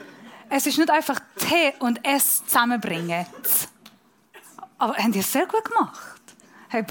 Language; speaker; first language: German; non-native, fluent; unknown